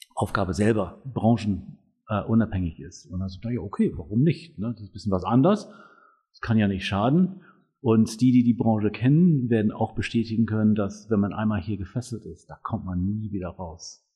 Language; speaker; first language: German; non-native, fluent; English